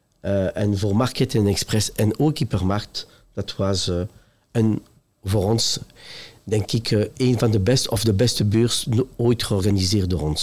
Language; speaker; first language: Dutch; non-native, local second language; French